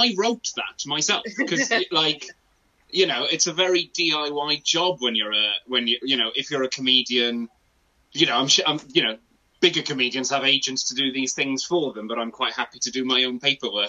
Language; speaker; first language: English; non-native, local second language; Welsh